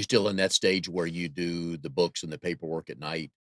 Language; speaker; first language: English; native; English